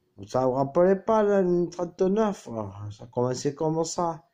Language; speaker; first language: French; native; French